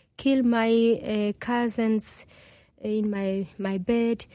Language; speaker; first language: English; non-native, learner; Kinyarwanda